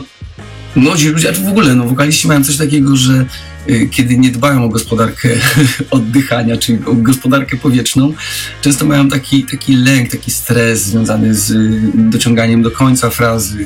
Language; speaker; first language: Polish; native; Polish